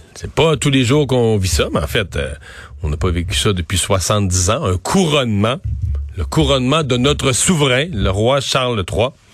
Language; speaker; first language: French; native; French